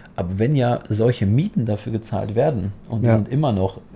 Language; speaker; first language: German; non-native, fluent; Polish